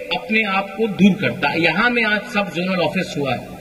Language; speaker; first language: Hindi; non-native, local second language; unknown